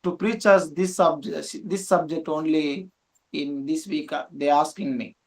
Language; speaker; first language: English; non-native, local second language; Telugu